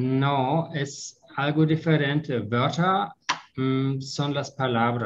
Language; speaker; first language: Spanish; non-native, fluent; German